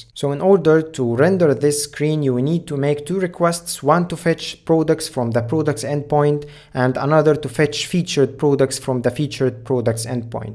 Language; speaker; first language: English; non-native, fluent; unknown